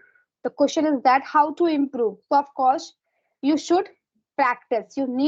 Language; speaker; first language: English; non-native, fluent; Hindi